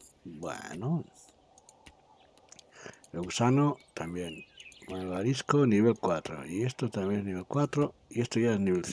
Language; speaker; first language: Spanish; native; Spanish